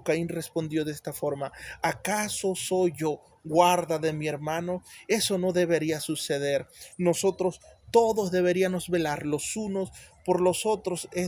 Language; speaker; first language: Spanish; native; Spanish